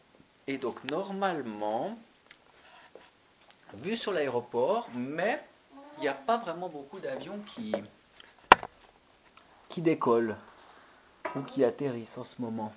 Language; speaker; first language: French; native; French